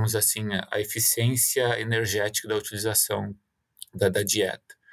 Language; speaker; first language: Portuguese; native; Portuguese